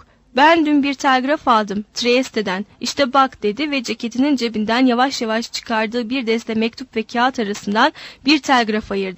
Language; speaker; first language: Turkish; native; Turkish